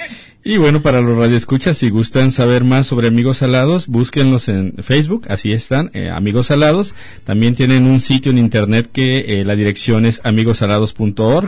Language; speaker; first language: Spanish; native; Spanish